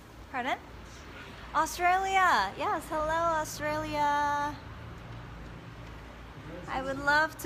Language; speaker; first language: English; early bilingual, other home language; Korean